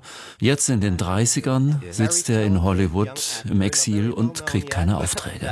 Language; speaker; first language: German; native; German